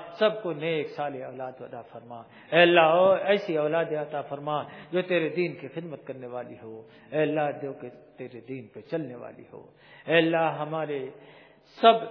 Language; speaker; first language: Urdu; native; Urdu